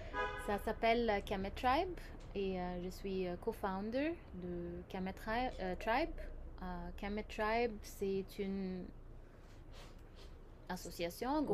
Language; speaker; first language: French; non-native, fluent; Arabic